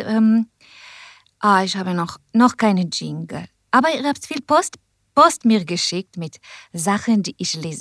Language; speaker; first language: German; non-native, learner; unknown